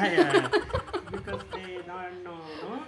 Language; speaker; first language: English; non-native, learner; Nepali